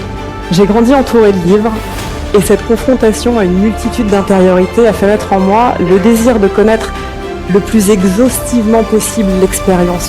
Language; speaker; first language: French; native; French